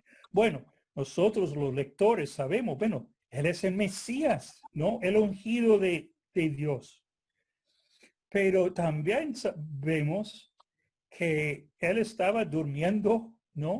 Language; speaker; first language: Spanish; non-native, fluent; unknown